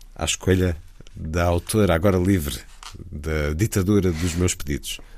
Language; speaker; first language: Portuguese; native; Portuguese